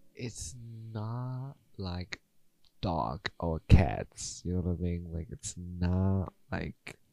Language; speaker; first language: English; non-native, fluent; Chinese